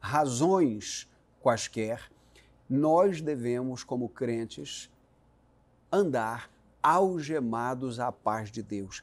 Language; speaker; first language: Portuguese; native; Portuguese